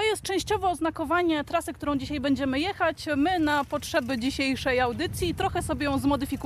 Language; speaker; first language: Polish; native; Polish